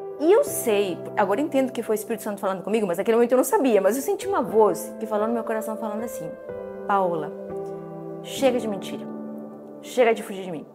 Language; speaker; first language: Portuguese; non-native, fluent; Spanish